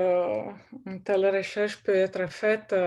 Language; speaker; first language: French; non-native, fluent; Romanian